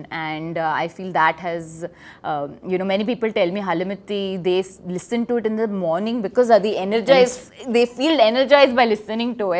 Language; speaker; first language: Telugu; non-native, learner; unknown